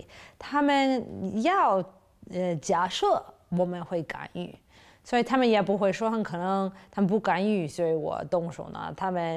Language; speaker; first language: Chinese; non-native, fluent; English